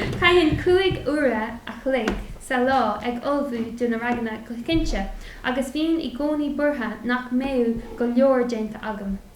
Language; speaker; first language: Irish; non-native, local second language; English